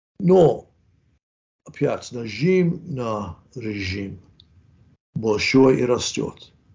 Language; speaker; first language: Russian; non-native, fluent; English